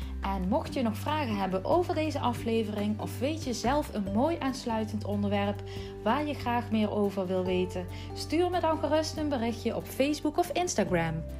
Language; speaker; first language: Dutch; native; Dutch